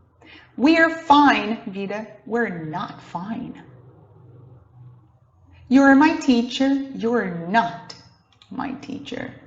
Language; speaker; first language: English; non-native, fluent; Portuguese